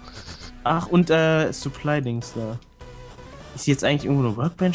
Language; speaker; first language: German; native; German